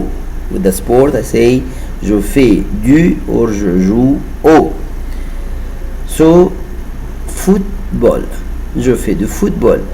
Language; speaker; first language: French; non-native, fluent; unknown